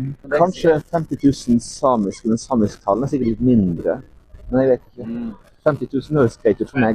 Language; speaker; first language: Norwegian; native; Norwegian